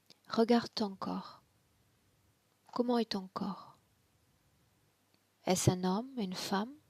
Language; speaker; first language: French; native; French